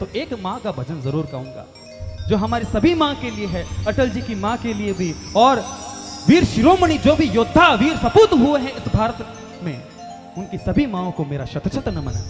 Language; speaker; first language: Hindi; native; Hindi